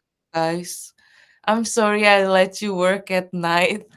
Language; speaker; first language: English; non-native, fluent; Japanese